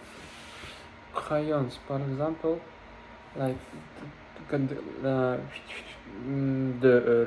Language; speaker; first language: French; non-native, learner; Russian